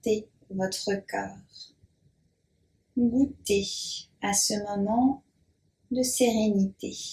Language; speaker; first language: French; native; French